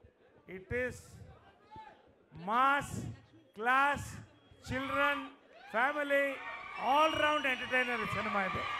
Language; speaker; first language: Telugu; native; Telugu